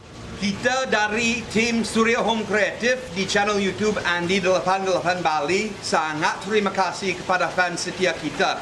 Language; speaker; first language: Indonesian; non-native, fluent; Spanish